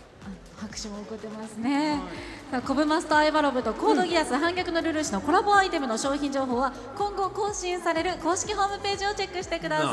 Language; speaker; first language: Japanese; native; Japanese